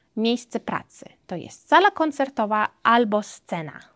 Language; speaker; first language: Polish; non-native, fluent; Uzbek